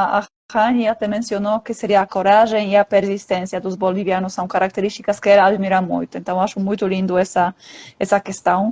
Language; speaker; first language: Portuguese; non-native, fluent; Polish